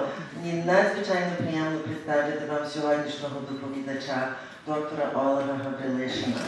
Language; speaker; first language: Ukrainian; early bilingual, heritage; Ukrainian